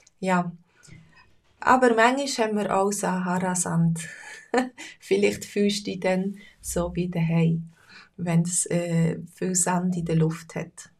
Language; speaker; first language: German; native; German